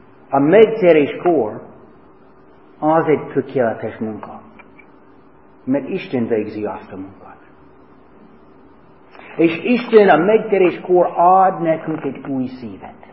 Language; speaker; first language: Hungarian; non-native, fluent; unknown